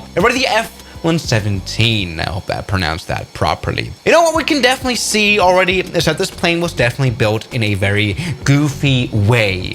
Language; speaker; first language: English; non-native, fluent; German